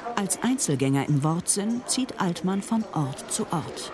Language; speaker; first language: German; native; German